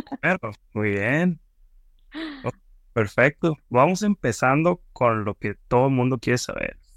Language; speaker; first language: Spanish; native; Spanish